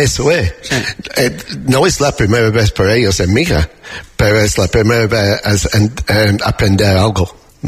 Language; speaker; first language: Spanish; non-native, learner; English